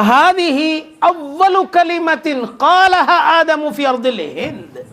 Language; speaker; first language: Arabic; non-native, learner; Urdu